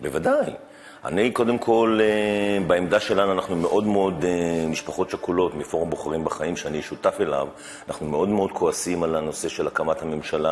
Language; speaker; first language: Hebrew; native; Hebrew